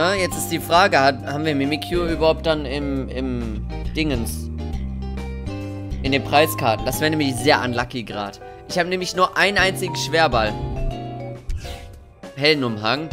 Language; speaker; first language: German; native; German